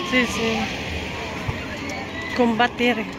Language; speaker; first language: Italian; non-native, learner; Cebuano